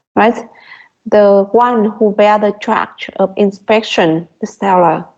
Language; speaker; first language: English; non-native, fluent; Vietnamese